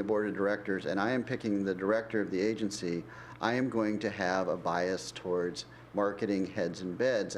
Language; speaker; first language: English; native; English